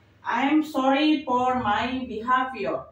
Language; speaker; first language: English; non-native, learner; Indonesian